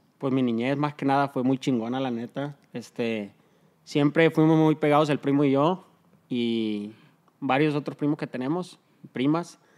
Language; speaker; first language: Spanish; early bilingual, heritage; Spanish